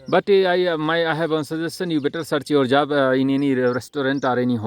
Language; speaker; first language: English; non-native, local second language; Hindi